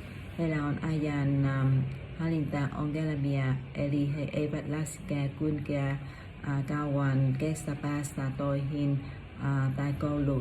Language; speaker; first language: Finnish; non-native, learner; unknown